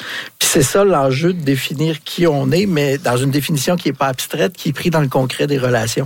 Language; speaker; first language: French; native; French